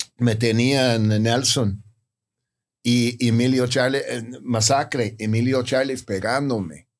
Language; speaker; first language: Spanish; non-native, fluent; English